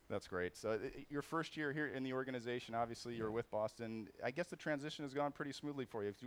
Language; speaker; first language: English; native; English